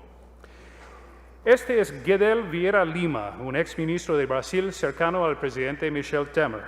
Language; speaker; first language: Spanish; non-native, fluent; English